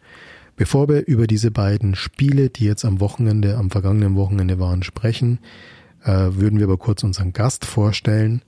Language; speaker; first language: German; native; German